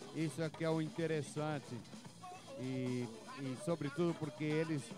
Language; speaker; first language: Portuguese; native; Portuguese